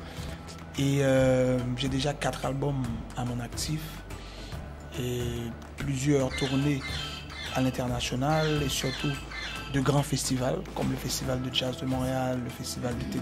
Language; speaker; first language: French; non-native, local second language; Haitian Creole